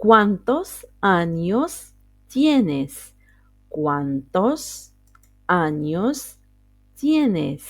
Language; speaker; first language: Spanish; non-native, fluent; Arabic